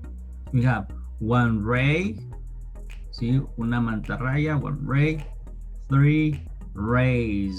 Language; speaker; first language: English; non-native, fluent; Spanish